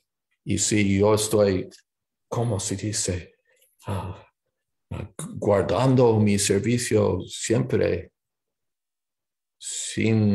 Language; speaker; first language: Spanish; non-native, fluent; English